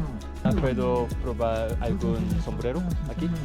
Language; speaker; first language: Spanish; non-native, learner; Korean